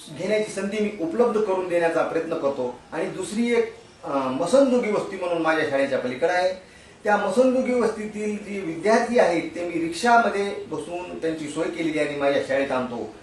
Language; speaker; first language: Marathi; native; Marathi